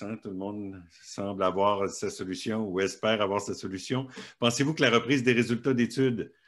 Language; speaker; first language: French; native; French